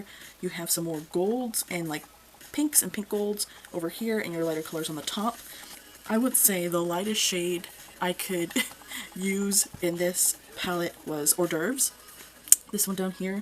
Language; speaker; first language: English; native; English